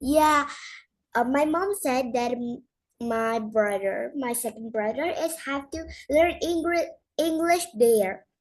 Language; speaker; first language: English; non-native, learner; Indonesian